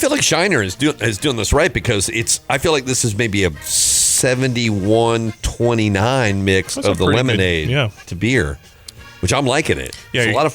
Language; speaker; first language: English; native; English